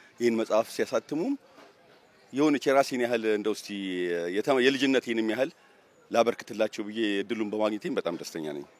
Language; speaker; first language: Amharic; native; Amharic